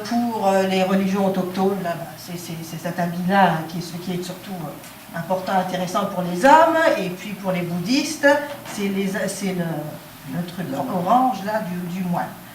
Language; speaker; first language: French; non-native, local second language; Arabic